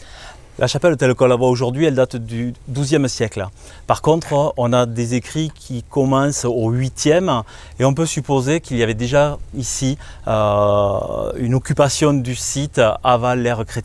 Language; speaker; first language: French; native; French